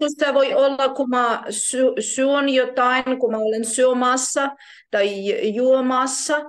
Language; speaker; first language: Finnish; non-native, learner; Ukrainian